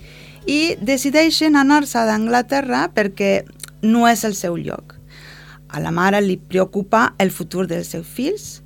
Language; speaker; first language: Catalan; non-native, learner; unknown